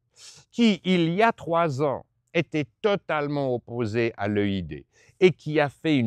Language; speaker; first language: French; native; French